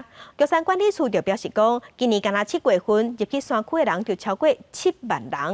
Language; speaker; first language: Chinese; native; Chinese